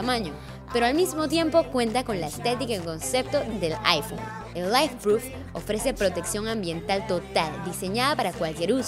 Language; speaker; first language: Spanish; native; Spanish